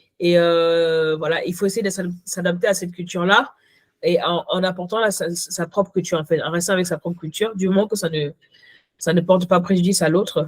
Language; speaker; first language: French; early bilingual, other home language; Ghomala